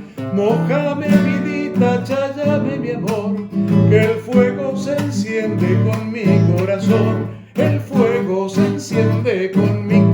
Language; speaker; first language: Spanish; native; Spanish